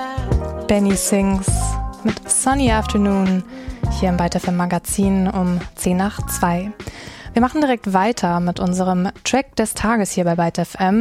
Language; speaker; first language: German; native; German